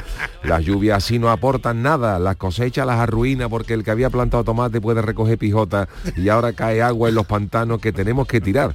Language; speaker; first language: Spanish; native; Spanish